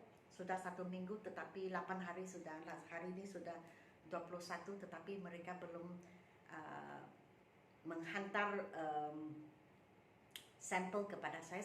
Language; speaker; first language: Malay; non-native, local second language; Min Nan Chinese